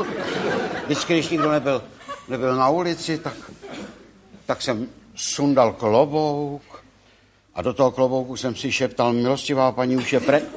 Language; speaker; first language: Czech; native; Czech